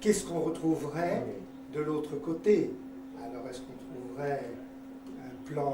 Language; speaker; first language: French; native; French